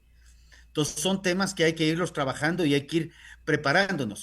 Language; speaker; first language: Spanish; native; Spanish